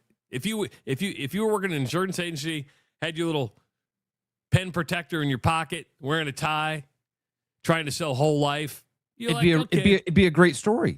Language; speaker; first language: English; native; English